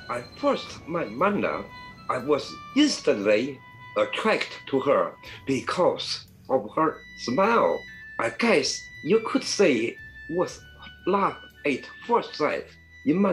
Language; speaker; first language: English; non-native, learner; Chinese